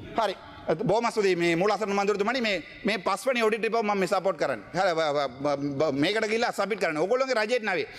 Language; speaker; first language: Sinhala; non-native, local second language; Tamil